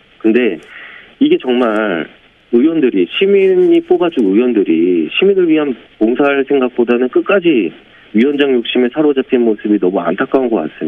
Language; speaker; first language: Korean; native; Korean